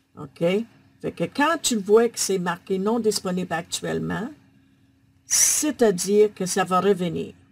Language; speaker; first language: French; native; French